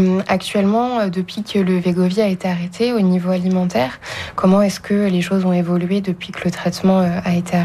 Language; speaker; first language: French; native; French